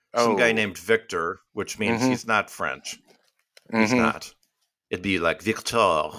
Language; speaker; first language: English; native; English